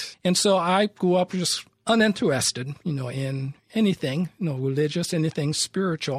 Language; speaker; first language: English; early bilingual, other home language; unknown